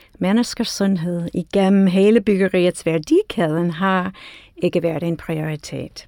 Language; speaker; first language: Danish; non-native, fluent; English